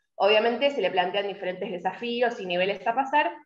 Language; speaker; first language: Spanish; native; Spanish